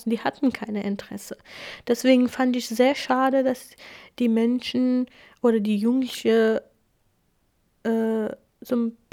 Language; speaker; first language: German; non-native, fluent; Kurdish